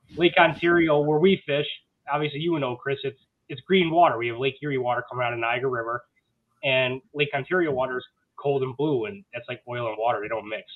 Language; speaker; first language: English; native; English